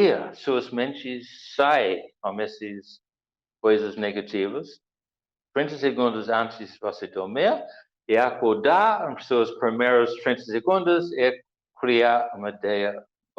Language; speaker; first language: Portuguese; non-native, learner; English